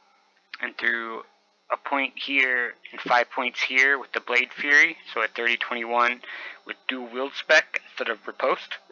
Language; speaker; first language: English; native; English